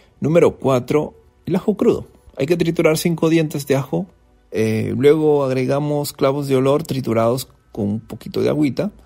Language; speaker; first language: Spanish; native; Spanish